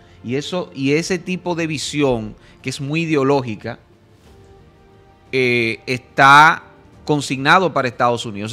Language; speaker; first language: Spanish; native; Spanish